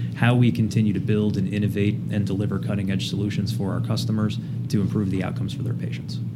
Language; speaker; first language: English; native; English